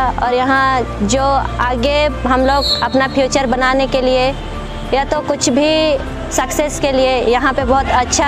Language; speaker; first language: Hindi; non-native, local second language; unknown